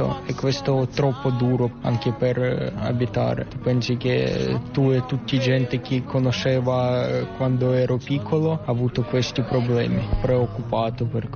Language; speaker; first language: Italian; non-native, learner; Ukrainian